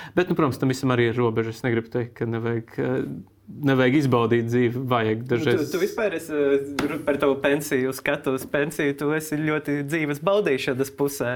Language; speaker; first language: Latvian; non-native, local second language; Russian